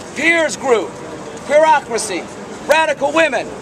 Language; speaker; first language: English; native; English